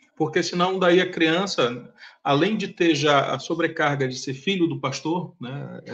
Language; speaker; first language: Portuguese; early bilingual, heritage; Portuguese